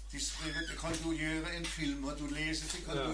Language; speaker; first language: Danish; non-native, learner; German